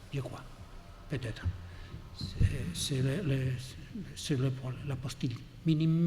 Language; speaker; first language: French; non-native, learner; Catalan